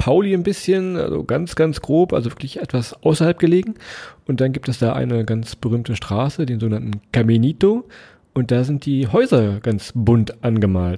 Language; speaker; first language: German; native; German